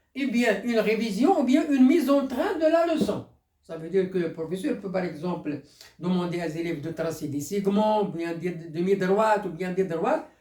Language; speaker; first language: French; non-native, local second language; Arabic